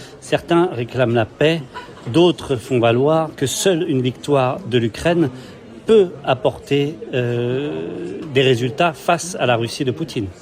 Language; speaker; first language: French; native; French